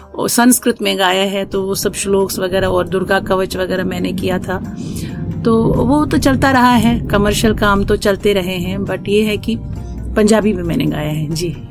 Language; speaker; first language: Hindi; non-native, local second language; Kashmiri